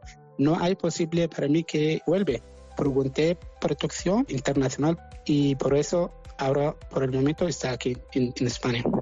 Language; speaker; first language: Spanish; non-native, local second language; Arabic